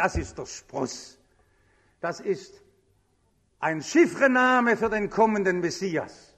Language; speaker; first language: German; native; German